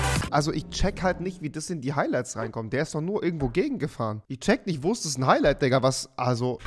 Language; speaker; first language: German; native; German